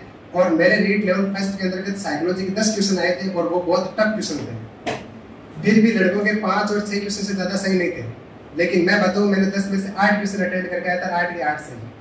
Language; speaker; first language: Hindi; non-native, local second language; Marwari